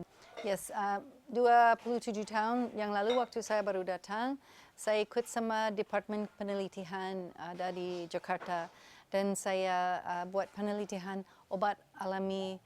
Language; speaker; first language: Indonesian; non-native, fluent; English